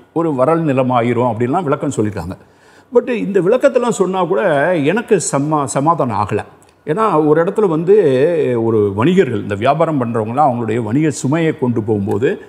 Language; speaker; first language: Tamil; native; Tamil